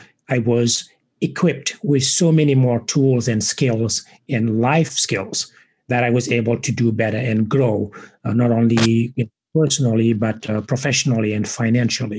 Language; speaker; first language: English; non-native, fluent; Wolof